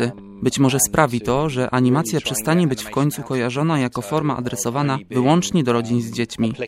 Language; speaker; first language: Polish; native; Polish